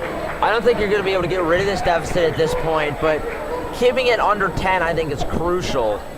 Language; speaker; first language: English; native; English